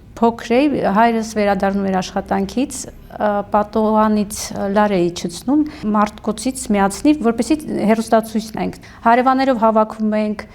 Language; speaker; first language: Armenian; native; Armenian